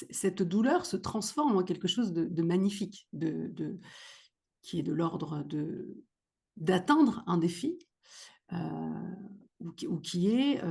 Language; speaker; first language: French; native; French